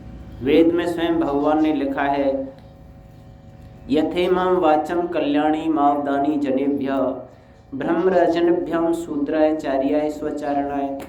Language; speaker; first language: Hindi; native; Hindi